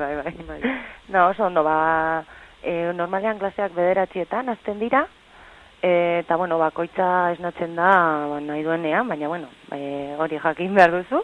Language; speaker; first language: Basque; non-native, local second language; Spanish